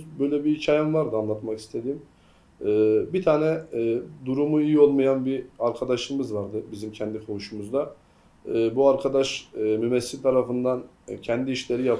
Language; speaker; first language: Turkish; native; Turkish